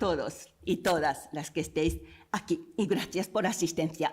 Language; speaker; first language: Spanish; non-native, fluent; Japanese